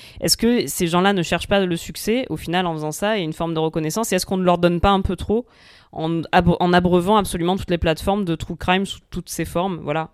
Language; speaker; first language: French; native; French